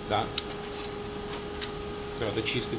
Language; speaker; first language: Bulgarian; non-native, learner; Italian